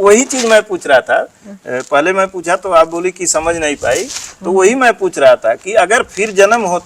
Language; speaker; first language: Hindi; native; Hindi